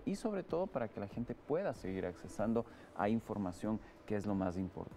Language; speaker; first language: Spanish; native; Spanish